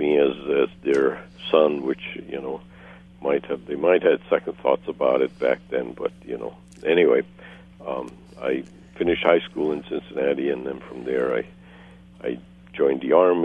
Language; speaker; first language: English; non-native, fluent; Hungarian